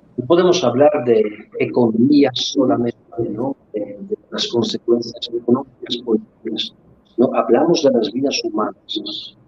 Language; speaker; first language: Spanish; non-native, fluent; Polish